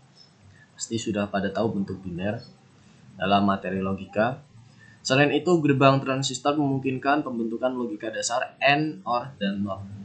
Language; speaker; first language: Indonesian; native; Indonesian